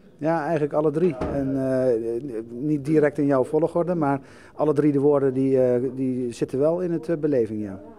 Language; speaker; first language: Dutch; native; Dutch